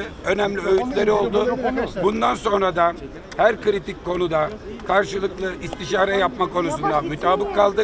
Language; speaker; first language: Turkish; native; Turkish